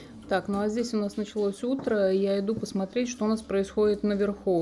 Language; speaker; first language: Russian; native; Russian